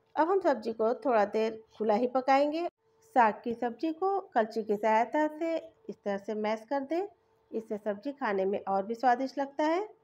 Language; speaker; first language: Hindi; native; Hindi